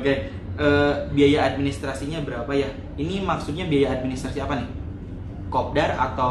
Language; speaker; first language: Indonesian; native; Indonesian